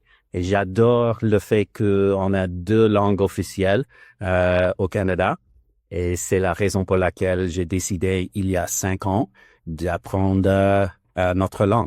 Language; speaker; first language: French; non-native, learner; English